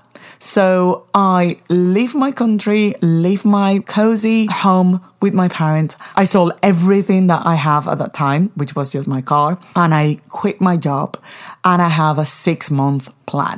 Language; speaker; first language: English; non-native, fluent; Spanish